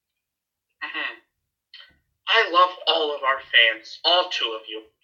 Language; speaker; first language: English; native; English